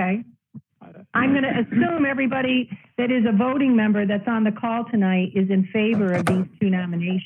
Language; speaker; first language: English; native; English